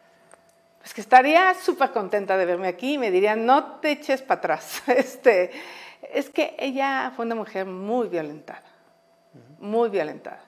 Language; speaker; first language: Spanish; native; Spanish